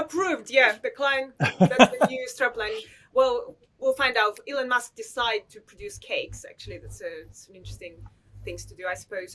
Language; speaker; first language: English; non-native, fluent; Russian